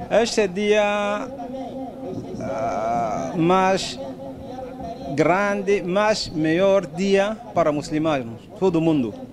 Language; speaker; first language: Portuguese; non-native, local second language; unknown